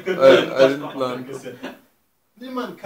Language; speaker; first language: German; non-native, learner; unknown